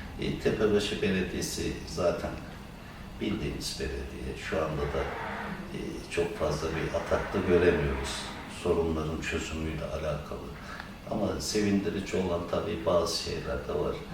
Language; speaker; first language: Turkish; native; Turkish